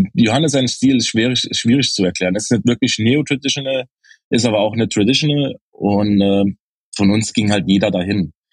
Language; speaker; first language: German; native; German